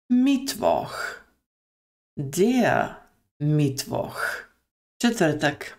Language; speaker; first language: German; non-native, fluent; Bosnian